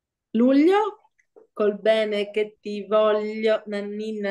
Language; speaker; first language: Italian; native; Italian